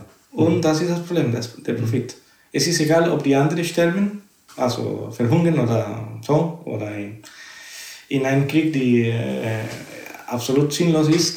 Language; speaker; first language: German; non-native, fluent; Spanish